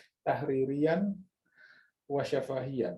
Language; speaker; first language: Arabic; non-native, fluent; Indonesian